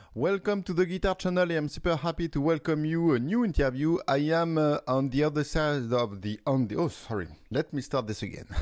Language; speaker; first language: English; non-native, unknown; French